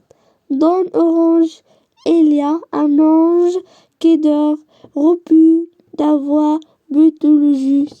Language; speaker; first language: French; non-native, learner; Arabic